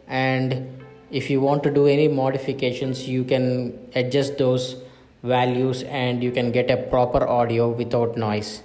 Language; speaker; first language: English; non-native, local second language; Telugu